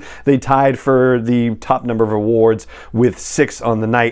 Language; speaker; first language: English; native; English